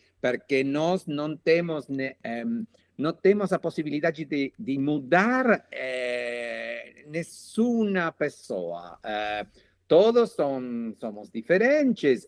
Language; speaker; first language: Portuguese; non-native, learner; Spanish